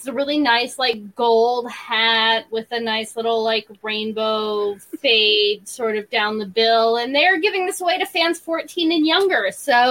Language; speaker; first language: English; native; English